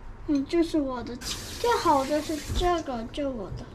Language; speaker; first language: Chinese; early bilingual, heritage; Chinese